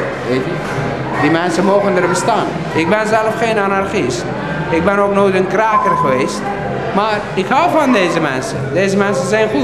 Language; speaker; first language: Dutch; non-native, fluent; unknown